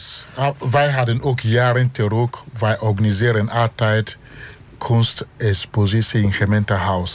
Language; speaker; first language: Dutch; non-native, learner; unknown